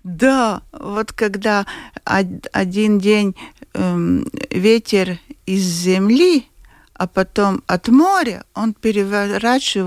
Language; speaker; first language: Russian; non-native, local second language; Latvian